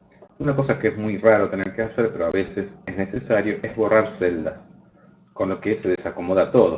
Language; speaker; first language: Spanish; native; Spanish